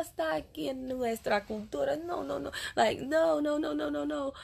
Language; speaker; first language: Spanish; non-native, learner; English